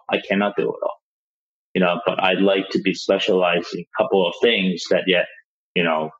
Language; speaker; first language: English; non-native, local second language; Cantonese